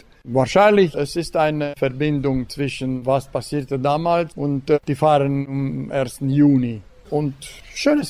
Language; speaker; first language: German; non-native, local second language; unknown